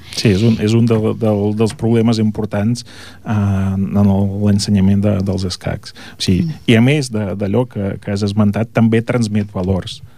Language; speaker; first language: Catalan; non-native, fluent; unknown